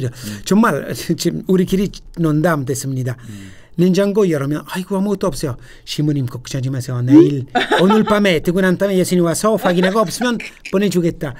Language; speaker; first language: Korean; non-native, fluent; Italian